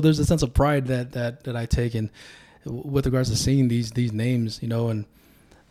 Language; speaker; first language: English; early bilingual, other home language; Tongan